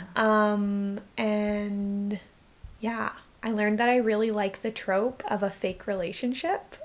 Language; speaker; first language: English; native; English